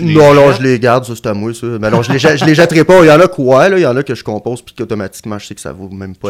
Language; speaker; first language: French; native; French